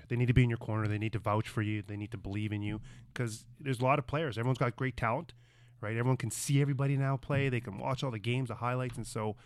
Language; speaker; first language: English; native; English